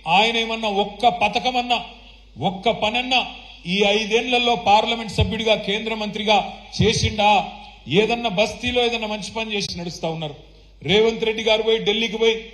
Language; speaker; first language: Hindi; non-native, local second language; Telugu